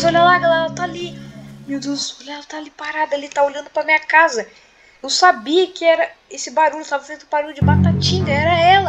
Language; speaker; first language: Portuguese; native; Portuguese